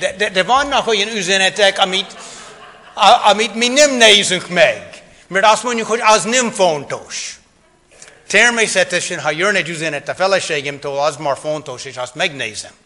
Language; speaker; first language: Hungarian; non-native, fluent; English